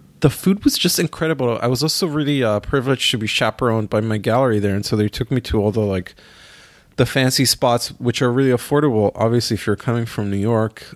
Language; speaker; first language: English; non-native, fluent; Hebrew